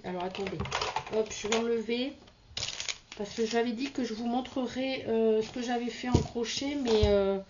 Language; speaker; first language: French; native; French